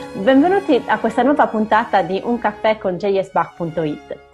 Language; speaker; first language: Italian; native; Italian